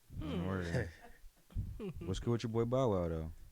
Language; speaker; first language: English; native; English